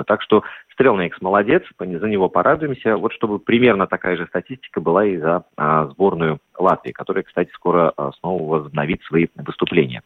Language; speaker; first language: Russian; native; Russian